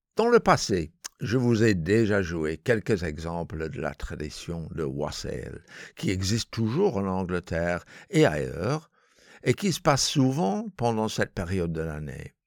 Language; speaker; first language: French; non-native, fluent; English